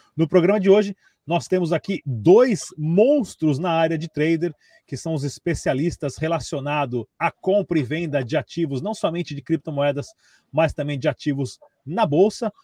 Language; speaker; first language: Portuguese; early bilingual, heritage; English